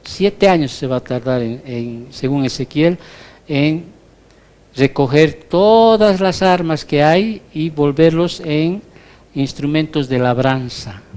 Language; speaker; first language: Spanish; native; Spanish